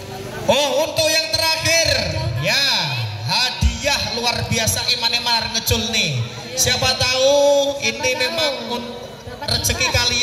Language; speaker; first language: Indonesian; non-native, local second language; Javanese